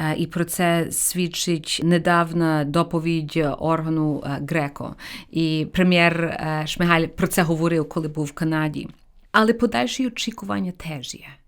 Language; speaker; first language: Ukrainian; early bilingual, heritage; Ukrainian